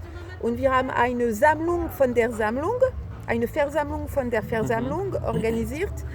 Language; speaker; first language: German; non-native, fluent; French